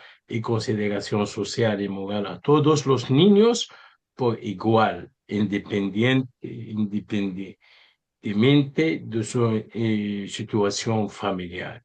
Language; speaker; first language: Spanish; non-native, learner; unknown